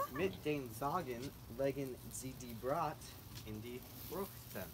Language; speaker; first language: German; non-native, learner; English